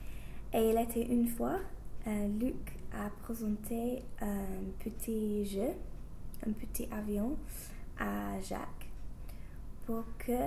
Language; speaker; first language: French; non-native, fluent; English